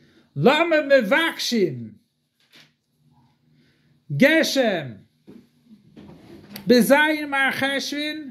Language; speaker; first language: Hebrew; non-native, fluent; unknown